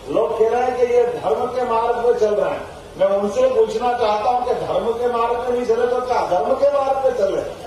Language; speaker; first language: Hindi; native; Hindi